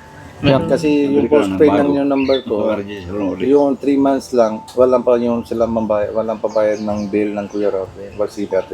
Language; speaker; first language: Filipino; non-native, learner; Punjabi